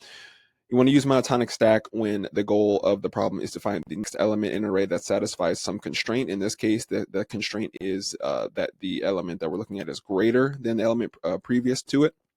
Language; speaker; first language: English; native; English